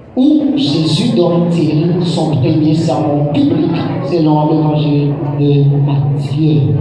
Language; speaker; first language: French; non-native, local second language; Haitian Creole